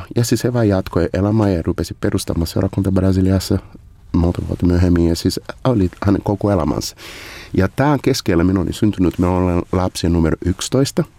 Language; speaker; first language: Finnish; non-native, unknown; Portuguese